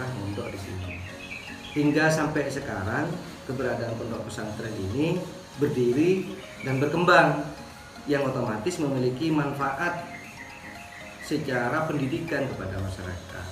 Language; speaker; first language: Indonesian; non-native, local second language; Madurese